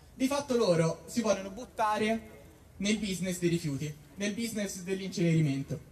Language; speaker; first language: Italian; native; Italian